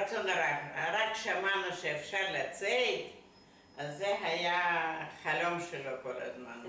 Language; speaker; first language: Hebrew; non-native, fluent; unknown